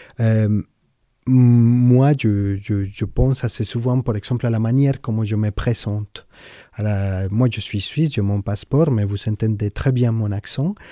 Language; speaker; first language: French; non-native, fluent; Spanish